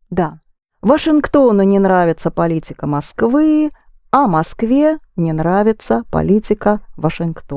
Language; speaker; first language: Russian; non-native, fluent; English